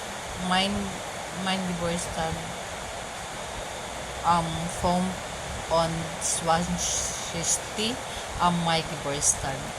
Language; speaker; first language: German; non-native, learner; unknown